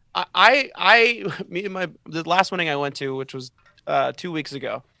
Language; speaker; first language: English; native; English